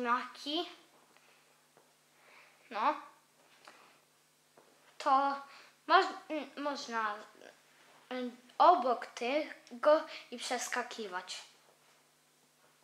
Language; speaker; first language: Polish; early bilingual, heritage; Polish